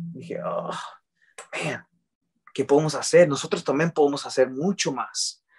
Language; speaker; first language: Spanish; early bilingual, heritage; Spanish